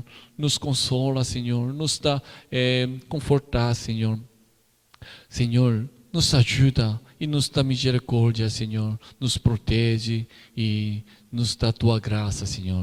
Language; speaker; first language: Portuguese; non-native, learner; Korean